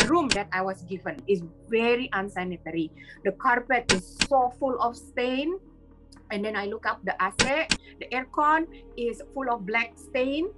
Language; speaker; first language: English; non-native, fluent; Indonesian